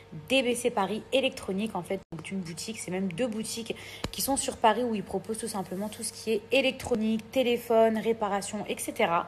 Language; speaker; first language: French; native; French